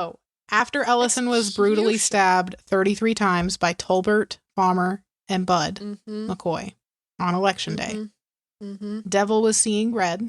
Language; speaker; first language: English; native; English